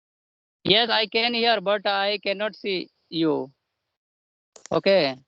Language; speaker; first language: English; non-native, learner; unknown